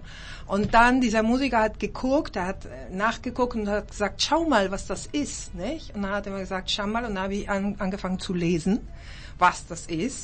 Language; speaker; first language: German; early bilingual, heritage; German